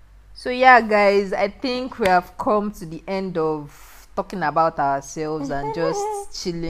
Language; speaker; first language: English; non-native, local second language; Yoruba